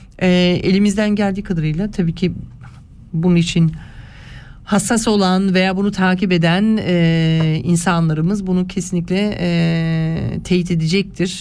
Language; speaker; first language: Turkish; early bilingual, heritage; Turkish